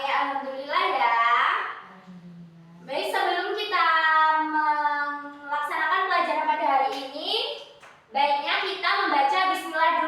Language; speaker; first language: Indonesian; native; Indonesian